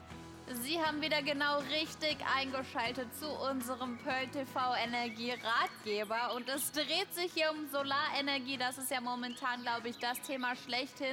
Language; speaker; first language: German; native; German